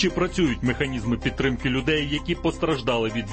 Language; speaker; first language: Ukrainian; native; Ukrainian